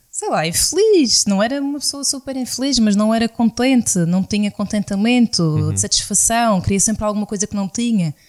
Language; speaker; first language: Portuguese; native; Portuguese